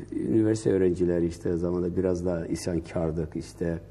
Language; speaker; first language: Turkish; non-native, local second language; Kurdish